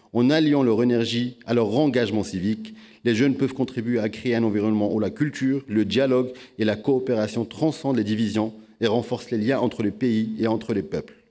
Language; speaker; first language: French; non-native, local second language; Arabic